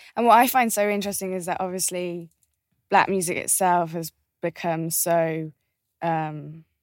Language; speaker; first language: English; native; English